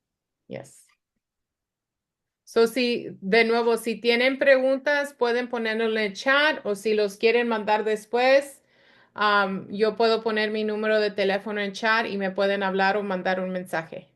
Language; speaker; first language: Spanish; early bilingual, other home language; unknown